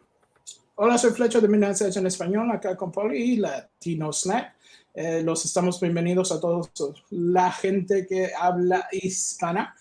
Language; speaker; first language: Spanish; non-native, learner; English